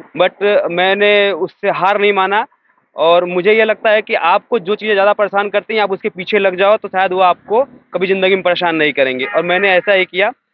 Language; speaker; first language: Hindi; native; Hindi